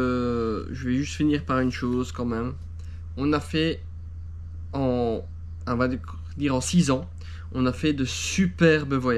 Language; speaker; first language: French; native; French